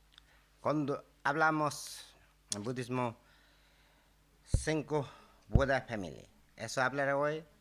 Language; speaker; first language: Spanish; non-native, learner; Tibetan